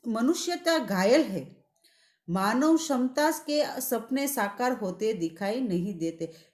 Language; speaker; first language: Hindi; non-native, local second language; Gujarati